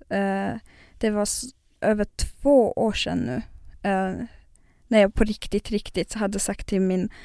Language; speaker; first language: Swedish; non-native, local second language; Northern Sami